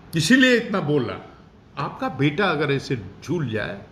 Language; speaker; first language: Hindi; native; Hindi